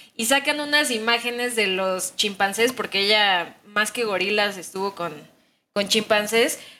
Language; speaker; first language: Spanish; native; Spanish